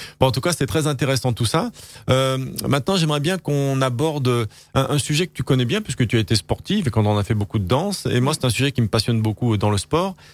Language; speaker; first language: French; native; French